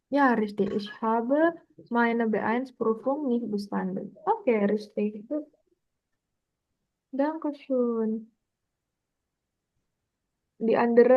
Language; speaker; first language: German; non-native, fluent; Indonesian